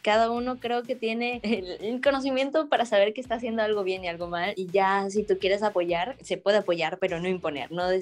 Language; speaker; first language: Spanish; native; Spanish